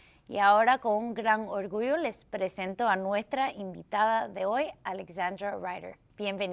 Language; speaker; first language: Spanish; early bilingual, heritage; English